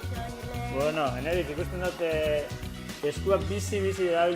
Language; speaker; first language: Basque; native; Basque